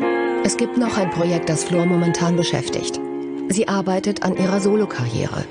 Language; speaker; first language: German; native; German